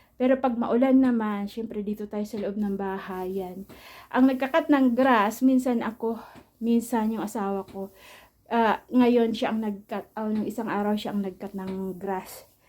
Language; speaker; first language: Filipino; non-native, local second language; Waray